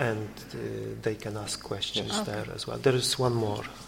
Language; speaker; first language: English; non-native, fluent; Polish